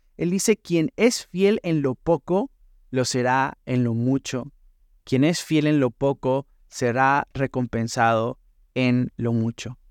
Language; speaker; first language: Spanish; native; Spanish